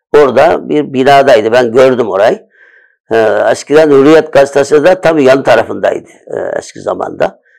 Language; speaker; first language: Turkish; early bilingual, other home language; Uyghur